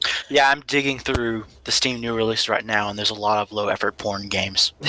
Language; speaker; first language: English; native; English